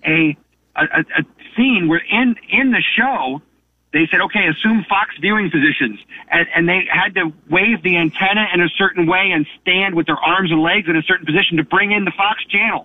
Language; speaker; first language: English; native; English